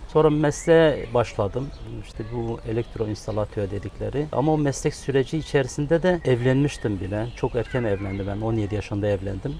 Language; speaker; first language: Turkish; early bilingual, other home language; Kurdish